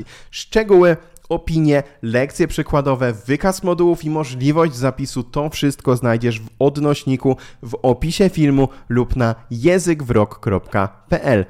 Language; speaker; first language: Polish; native; Polish